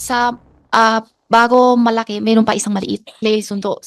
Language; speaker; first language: Filipino; non-native, learner; Chinese